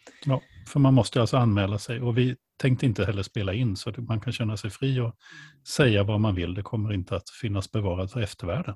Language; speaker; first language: Swedish; native; Swedish